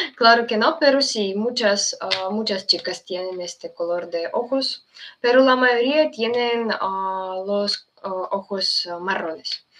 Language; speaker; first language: Spanish; non-native, fluent; Russian